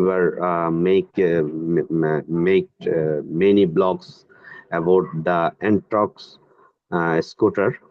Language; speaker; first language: English; non-native, learner; Bangla